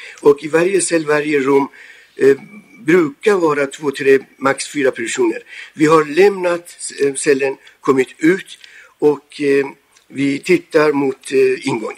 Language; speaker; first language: Swedish; non-native, fluent; Persian